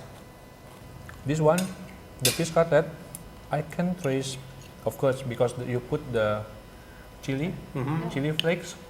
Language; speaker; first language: English; non-native, fluent; Indonesian